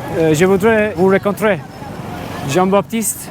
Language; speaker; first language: French; non-native, learner; Turkish